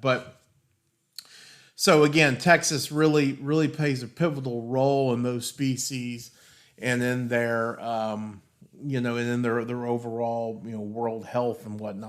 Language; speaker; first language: English; native; English